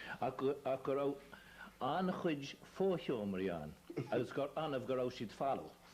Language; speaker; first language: Irish; native; Irish